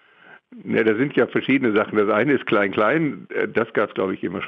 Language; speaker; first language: German; native; German